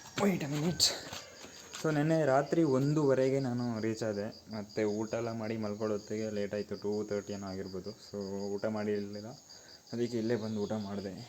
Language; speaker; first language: Kannada; native; Kannada